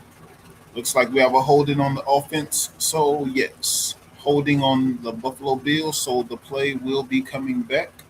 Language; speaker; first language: English; native; English